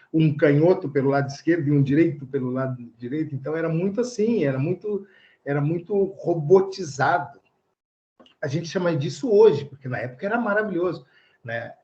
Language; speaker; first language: Portuguese; native; Portuguese